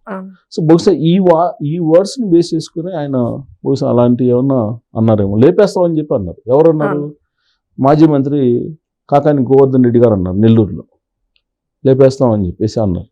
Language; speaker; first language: Telugu; native; Telugu